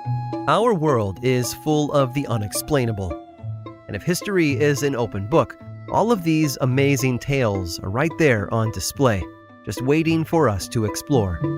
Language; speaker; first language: English; native; English